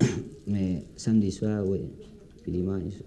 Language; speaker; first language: French; non-native, learner; Spanish